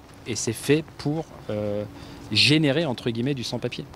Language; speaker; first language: French; native; French